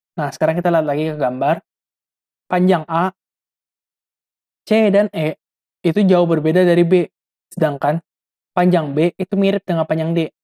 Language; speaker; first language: Indonesian; native; Indonesian